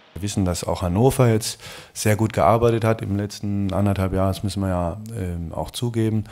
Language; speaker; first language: German; native; German